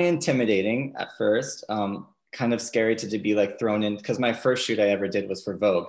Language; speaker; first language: English; native; English